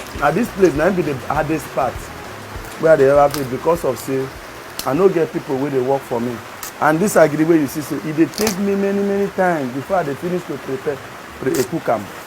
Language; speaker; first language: Nigerian Pidgin; non-native, local second language; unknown